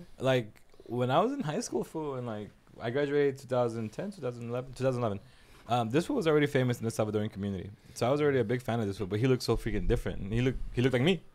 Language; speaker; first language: English; early bilingual, other home language; Spanish